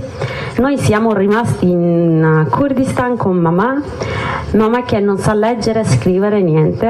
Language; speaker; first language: Italian; non-native, learner; Kurdish